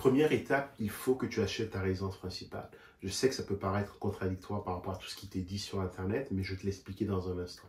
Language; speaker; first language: French; native; French